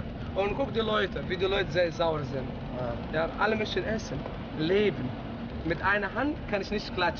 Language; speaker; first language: German; non-native, fluent; Arabic